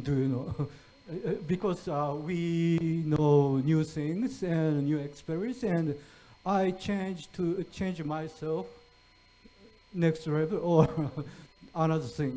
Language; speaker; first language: English; non-native, fluent; Japanese